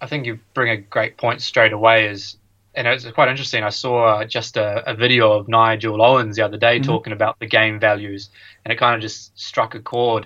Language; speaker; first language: English; native; English